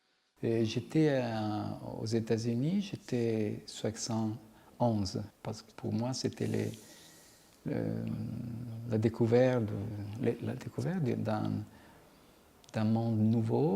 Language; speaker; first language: French; non-native, fluent; Italian